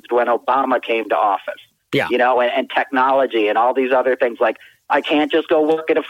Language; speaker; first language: English; native; English